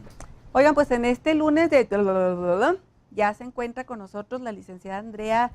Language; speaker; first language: Spanish; native; Spanish